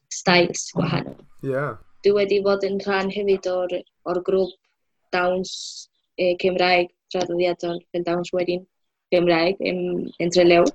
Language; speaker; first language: Welsh; non-native, fluent; Spanish